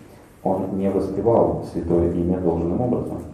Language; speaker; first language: Russian; native; Russian